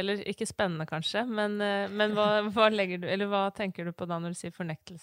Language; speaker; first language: Norwegian; native; Norwegian